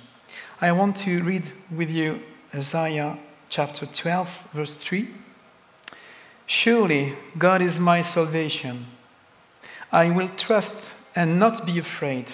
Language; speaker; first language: English; non-native, fluent; French